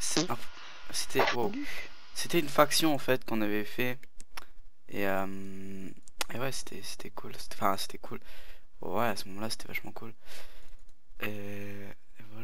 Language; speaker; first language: French; native; French